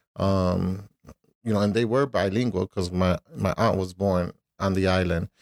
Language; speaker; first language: English; early bilingual, other home language; Spanish